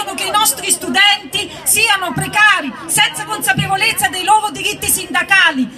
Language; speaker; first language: Italian; native; Italian